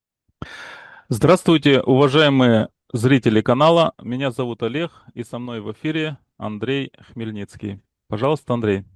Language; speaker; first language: Russian; native; Russian